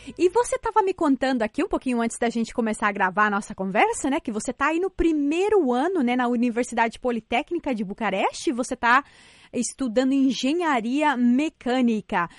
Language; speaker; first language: Portuguese; native; Portuguese